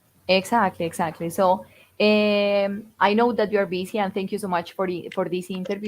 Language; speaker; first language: English; non-native, fluent; Spanish